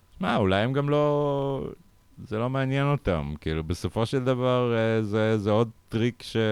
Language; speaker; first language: Hebrew; early bilingual, other home language; Russian